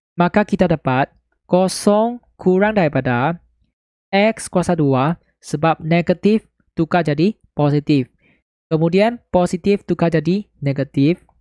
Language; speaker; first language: Malay; non-native, local second language; Chinese